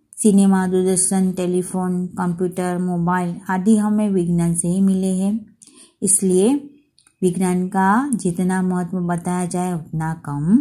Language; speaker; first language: Hindi; non-native, local second language; Gujarati